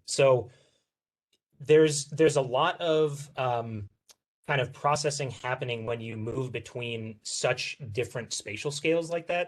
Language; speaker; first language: English; native; English